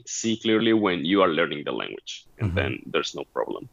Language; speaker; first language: English; non-native, fluent; Spanish